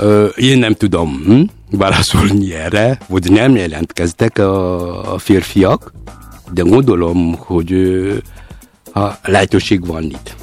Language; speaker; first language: Hungarian; non-native, fluent; Malagasy